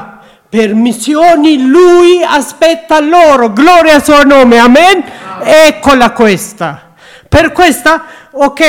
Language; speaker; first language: Italian; non-native, learner; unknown